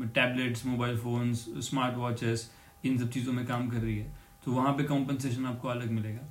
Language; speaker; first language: Hindi; non-native, local second language; Marathi